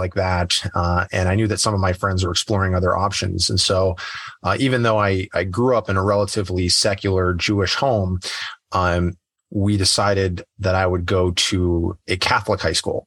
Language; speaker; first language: English; native; English